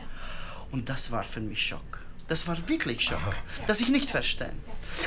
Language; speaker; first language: German; non-native, learner; Latvian